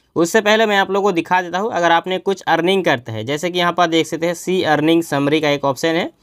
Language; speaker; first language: Hindi; native; Hindi